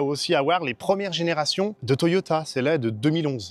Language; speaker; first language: French; native; French